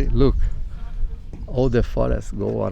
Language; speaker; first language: English; non-native, learner; Portuguese